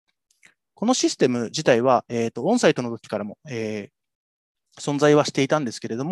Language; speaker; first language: Japanese; native; Japanese